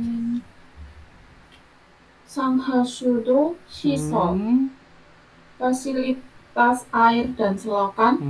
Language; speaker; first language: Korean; non-native, learner; Indonesian